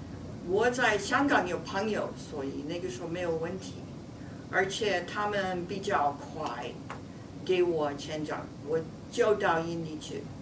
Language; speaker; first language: Chinese; non-native, fluent; English